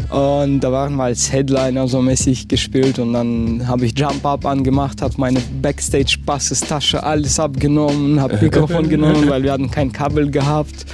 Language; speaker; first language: German; early bilingual, other home language; Russian